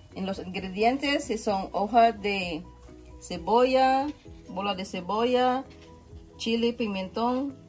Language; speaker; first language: Spanish; non-native, learner; Filipino